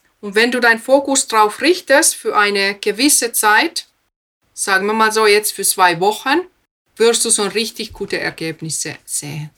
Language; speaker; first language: German; non-native, fluent; Finnish